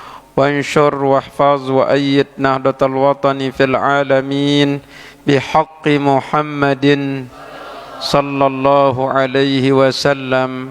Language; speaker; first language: Arabic; non-native, fluent; Indonesian